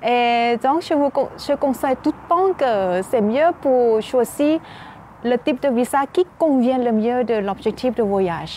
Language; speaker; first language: French; non-native, fluent; Thai